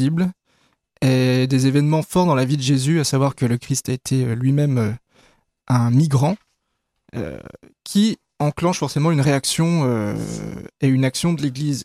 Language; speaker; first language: French; native; French